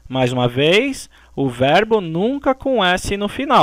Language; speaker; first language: Portuguese; native; Portuguese